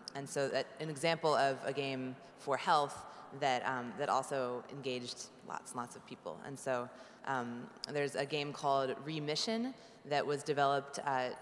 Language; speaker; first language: English; native; English